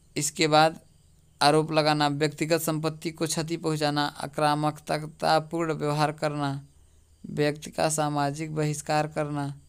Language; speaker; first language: Hindi; native; Hindi